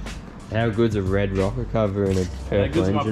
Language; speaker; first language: English; native; English